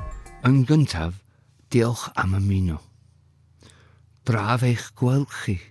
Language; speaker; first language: Welsh; non-native, learner; English